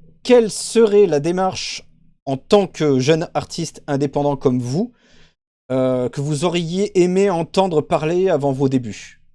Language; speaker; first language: French; native; French